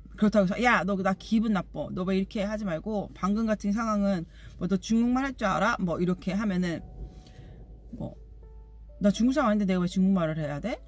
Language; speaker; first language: Korean; native; Korean